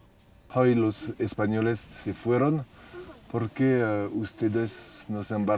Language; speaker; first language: Spanish; non-native, learner; French